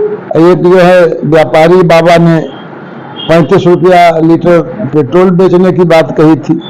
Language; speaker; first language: Hindi; native; Hindi